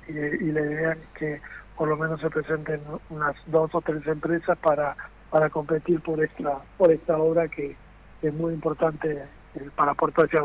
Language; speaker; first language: Spanish; native; Spanish